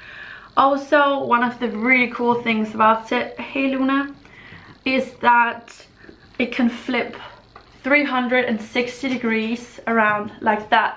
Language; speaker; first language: English; non-native, fluent; Danish